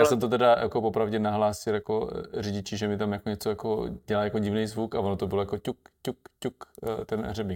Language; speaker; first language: Czech; native; Czech